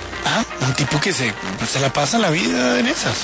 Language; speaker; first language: Spanish; native; Spanish